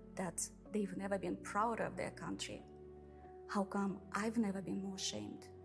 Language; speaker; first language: English; non-native, fluent; Russian